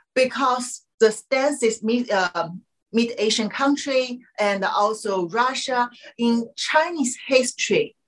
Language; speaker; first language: English; non-native, fluent; Chinese